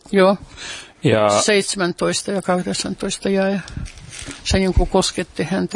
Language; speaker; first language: Finnish; non-native, fluent; Russian